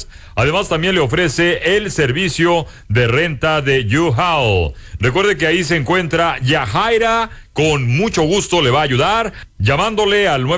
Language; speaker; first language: Spanish; native; Spanish